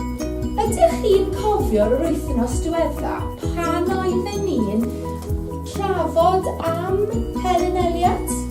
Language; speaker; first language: Welsh; non-native, learner; English